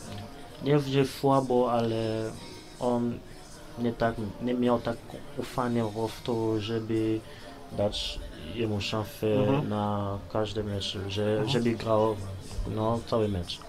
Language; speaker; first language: Polish; non-native, learner; Lingala